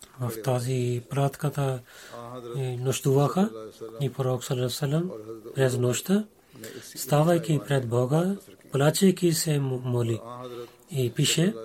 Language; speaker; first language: Bulgarian; non-native, learner; Urdu